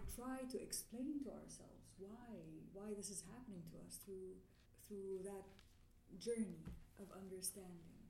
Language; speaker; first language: English; non-native, fluent; Arabic